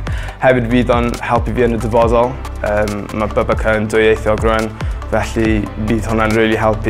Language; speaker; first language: Welsh; non-native, local second language; English